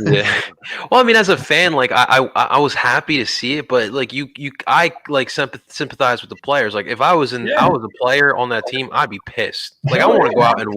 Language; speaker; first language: English; native; English